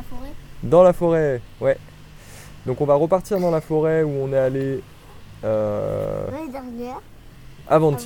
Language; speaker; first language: French; native; French